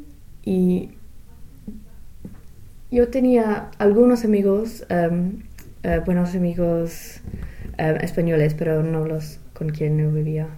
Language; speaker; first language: Spanish; non-native, fluent; English